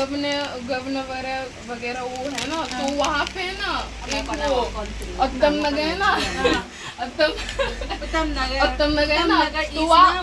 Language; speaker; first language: Hindi; early bilingual, other home language; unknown